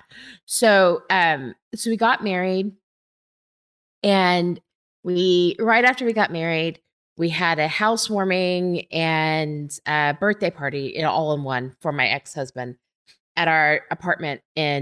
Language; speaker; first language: English; native; English